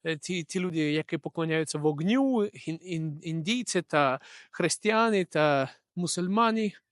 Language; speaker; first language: Ukrainian; non-native, local second language; Russian